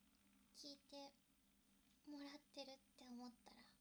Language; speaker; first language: Japanese; native; Japanese